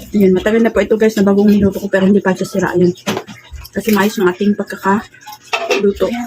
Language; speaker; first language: Filipino; non-native, local second language; Cebuano